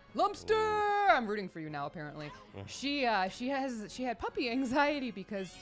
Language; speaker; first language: English; native; English